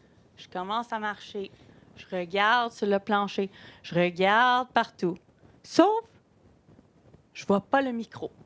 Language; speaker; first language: French; non-native, local second language; English